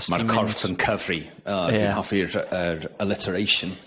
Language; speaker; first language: Welsh; non-native, local second language; English